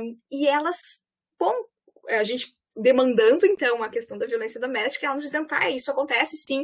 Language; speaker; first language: Portuguese; native; Portuguese